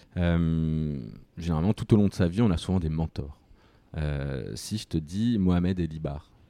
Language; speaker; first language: French; native; French